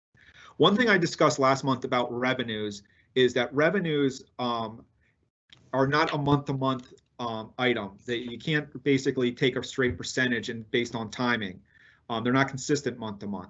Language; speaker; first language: English; native; English